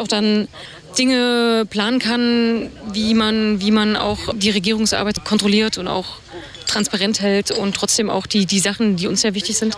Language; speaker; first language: German; native; German